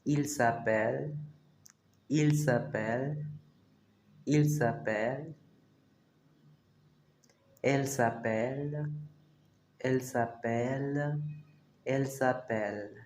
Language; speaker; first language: French; non-native, fluent; Spanish